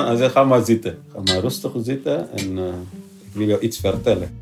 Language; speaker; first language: Dutch; non-native, learner; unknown